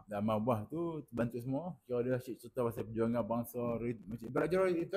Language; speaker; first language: Malay; native; Malay